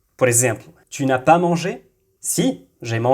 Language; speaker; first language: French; non-native, local second language; Arabic